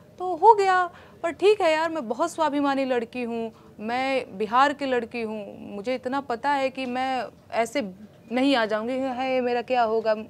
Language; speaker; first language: Hindi; non-native, local second language; Bhojpuri